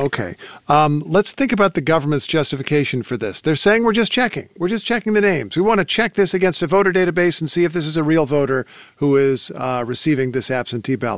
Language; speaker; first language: English; native; English